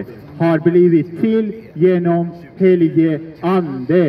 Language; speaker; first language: Swedish; non-native, learner; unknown